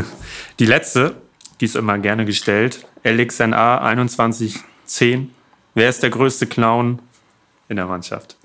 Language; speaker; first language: German; native; German